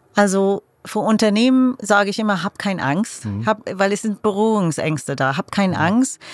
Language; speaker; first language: German; non-native, fluent; English